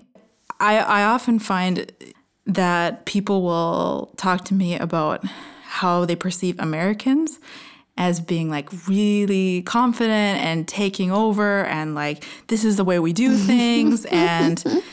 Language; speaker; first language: English; native; English